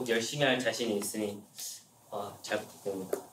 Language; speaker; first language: Korean; early bilingual, heritage; English